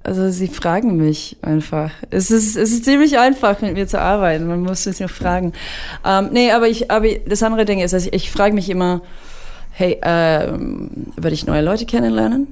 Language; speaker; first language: German; non-native, fluent; English